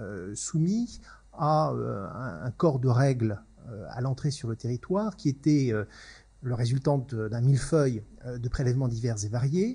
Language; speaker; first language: French; native; French